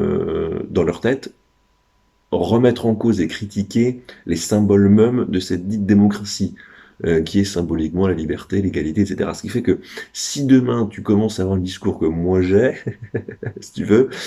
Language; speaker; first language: French; native; French